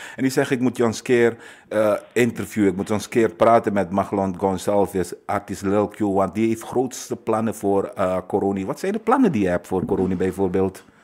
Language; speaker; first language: Dutch; native; Dutch